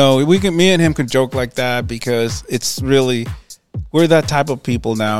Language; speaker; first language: English; early bilingual, other home language; Spanish